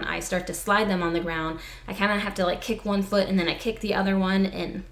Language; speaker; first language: English; native; English